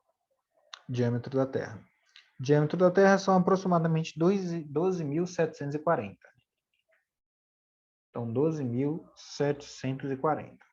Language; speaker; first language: Portuguese; native; Portuguese